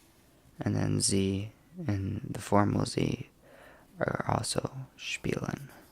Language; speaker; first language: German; non-native, learner; English